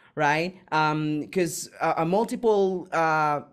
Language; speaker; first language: English; non-native, fluent; Spanish